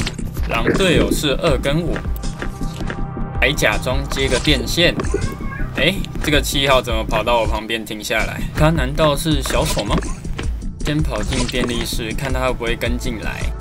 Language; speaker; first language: Chinese; native; Chinese